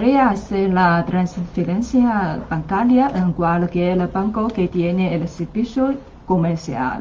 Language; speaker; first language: Spanish; non-native, learner; Chinese